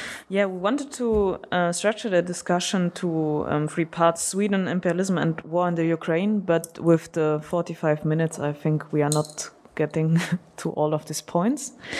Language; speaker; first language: English; non-native, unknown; German